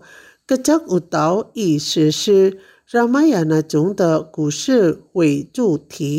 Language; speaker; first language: Chinese; non-native, fluent; Indonesian